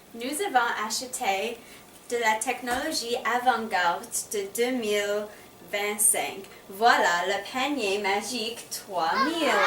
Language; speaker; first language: French; non-native, learner; English